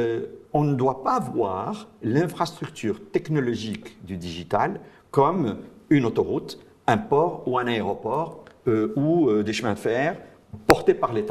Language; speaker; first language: French; non-native, local second language; Arabic